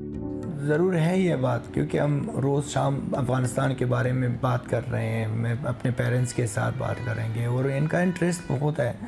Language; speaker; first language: Hindi; non-native, fluent; Persian